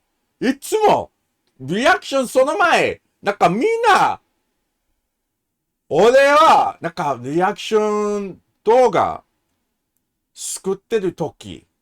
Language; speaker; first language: Japanese; non-native, learner; English